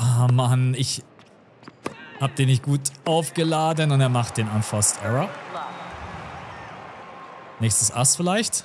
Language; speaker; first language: German; native; German